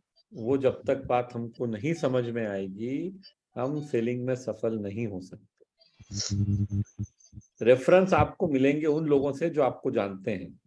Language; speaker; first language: Hindi; native; Hindi